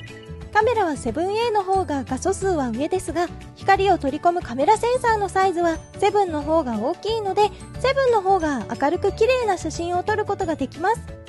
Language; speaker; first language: Japanese; native; Japanese